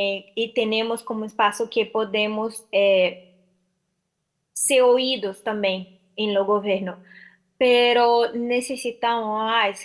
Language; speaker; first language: Spanish; non-native, learner; Portuguese